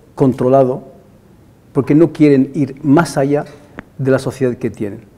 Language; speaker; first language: Spanish; non-native, fluent; Arabic